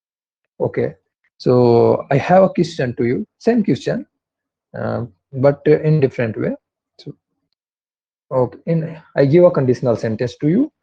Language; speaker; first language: English; non-native, learner; Hindi